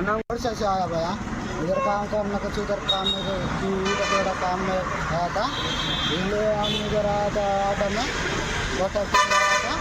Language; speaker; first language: Hindi; non-native, local second language; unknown